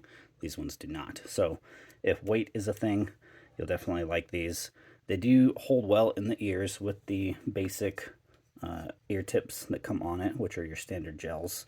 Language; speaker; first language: English; native; English